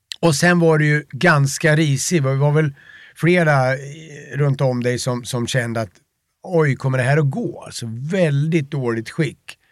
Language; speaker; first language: Swedish; native; Swedish